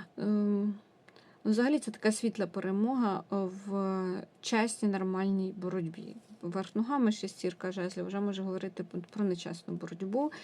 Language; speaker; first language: Ukrainian; non-native, local second language; Russian